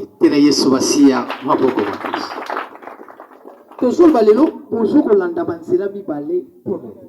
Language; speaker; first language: Lingala; native; Lingala